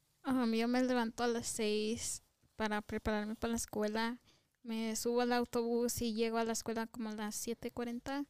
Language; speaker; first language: Spanish; early bilingual, heritage; Spanish